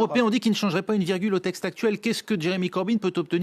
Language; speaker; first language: French; native; French